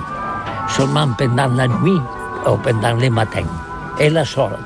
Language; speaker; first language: French; non-native, learner; Catalan